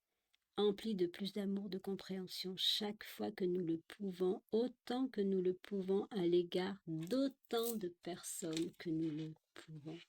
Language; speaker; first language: French; native; French